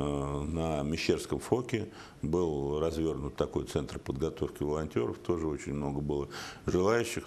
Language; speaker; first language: Russian; native; Russian